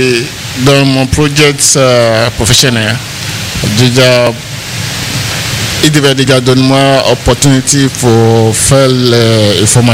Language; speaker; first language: French; non-native, learner; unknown